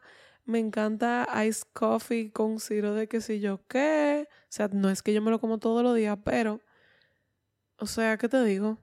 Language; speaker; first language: Spanish; native; Spanish